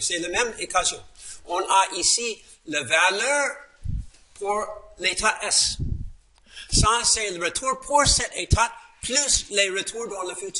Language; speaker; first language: French; non-native, fluent; English